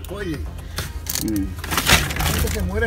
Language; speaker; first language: Spanish; native; Spanish